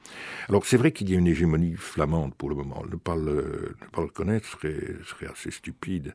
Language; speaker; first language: French; native; French